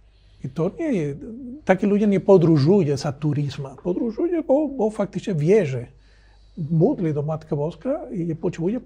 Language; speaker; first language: Polish; non-native, learner; Spanish